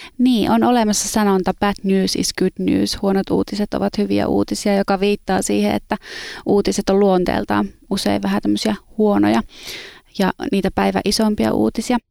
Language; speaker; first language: Finnish; native; Finnish